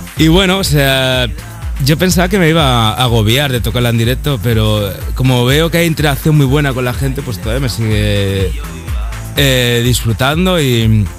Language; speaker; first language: Spanish; native; Spanish